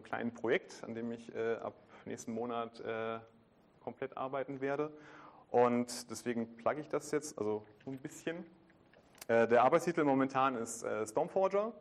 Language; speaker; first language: German; native; German